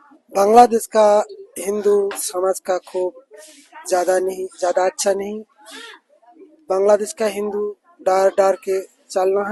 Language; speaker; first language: Hindi; non-native, learner; Bangla